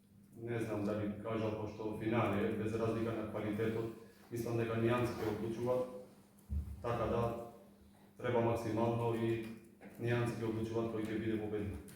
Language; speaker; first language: Macedonian; non-native, local second language; Albanian